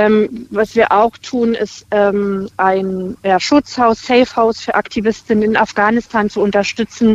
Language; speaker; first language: German; native; German